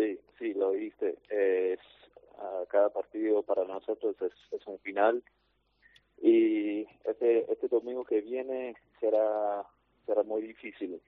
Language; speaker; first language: Spanish; non-native, fluent; English